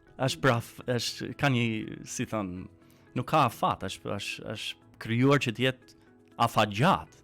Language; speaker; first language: Albanian; non-native, fluent; English